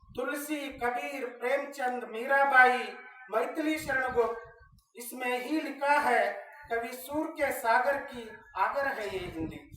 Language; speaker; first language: Hindi; non-native, local second language; Kannada